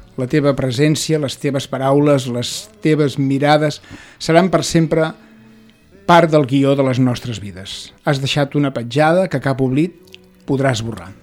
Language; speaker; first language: Catalan; native; Catalan